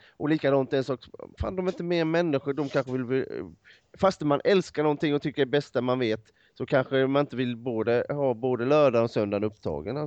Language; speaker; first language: Swedish; native; Swedish